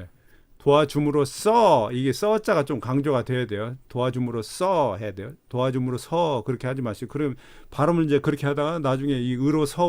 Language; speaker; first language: Korean; native; Korean